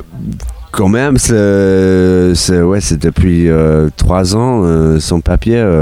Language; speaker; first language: French; non-native, learner; English